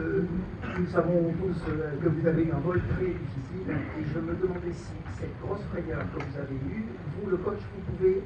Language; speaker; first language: French; native; French